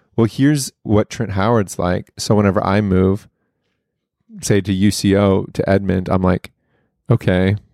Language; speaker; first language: English; native; English